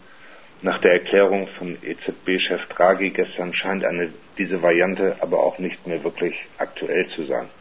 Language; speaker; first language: German; native; German